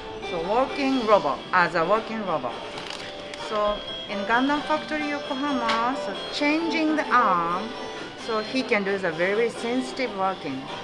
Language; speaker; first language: English; non-native, learner; Japanese